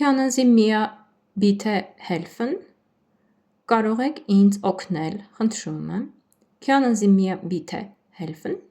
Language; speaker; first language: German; non-native, fluent; Armenian